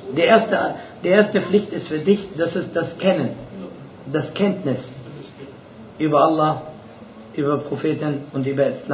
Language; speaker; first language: German; non-native, fluent; Arabic